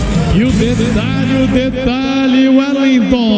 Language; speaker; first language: Portuguese; native; Portuguese